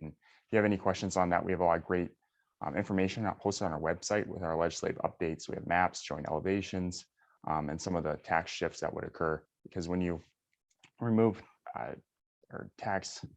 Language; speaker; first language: English; native; English